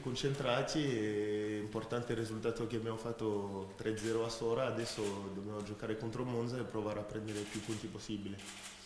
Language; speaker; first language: Italian; non-native, fluent; French